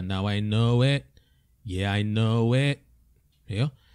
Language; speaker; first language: English; non-native, fluent; Portuguese